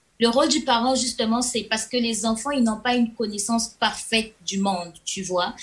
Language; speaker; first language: French; non-native, local second language; Lingala